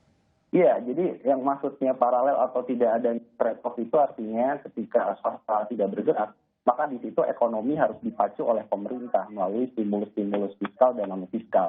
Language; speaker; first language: Indonesian; native; Indonesian